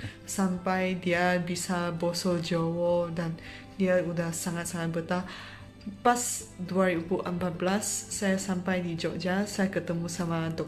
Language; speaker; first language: Indonesian; non-native, fluent; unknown